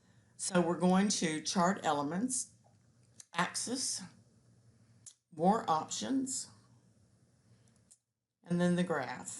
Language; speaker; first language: English; native; English